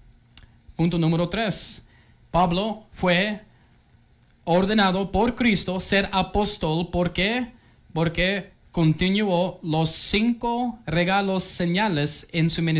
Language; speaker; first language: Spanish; early bilingual, heritage; English